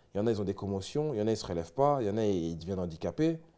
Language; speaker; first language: French; native; French